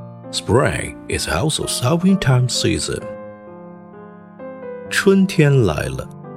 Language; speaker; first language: English; non-native, fluent; Chinese